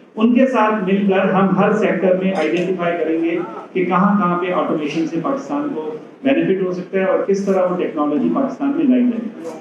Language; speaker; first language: Urdu; native; Urdu